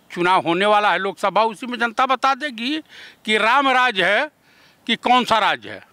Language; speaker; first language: Hindi; native; Hindi